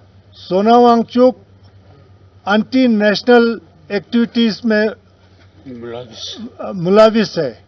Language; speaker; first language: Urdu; non-native, local second language; Ladakhi